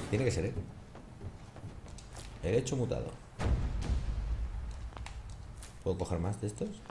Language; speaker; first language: Spanish; native; Spanish